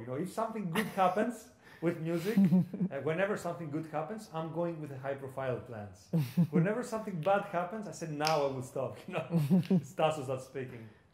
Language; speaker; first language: English; non-native, fluent; Greek